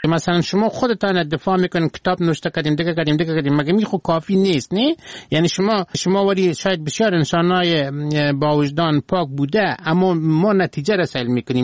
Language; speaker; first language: Persian; native; Persian